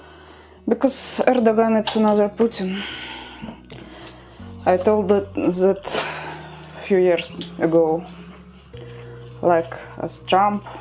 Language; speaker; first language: English; non-native, learner; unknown